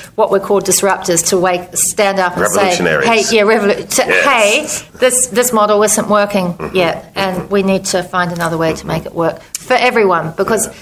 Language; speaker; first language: English; native; English